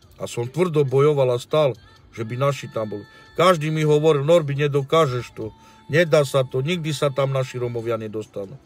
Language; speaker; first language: Slovak; non-native, local second language; Romany